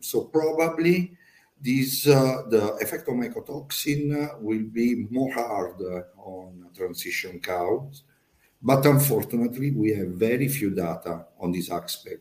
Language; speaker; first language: English; non-native, fluent; Italian